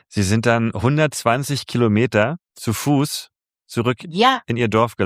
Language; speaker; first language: German; native; German